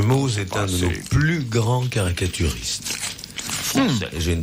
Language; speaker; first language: French; native; French